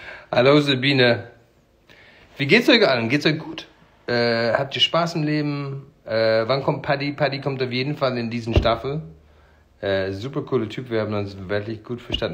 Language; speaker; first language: German; non-native, fluent; English